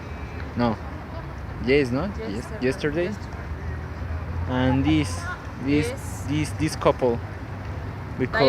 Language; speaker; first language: English; non-native, learner; Spanish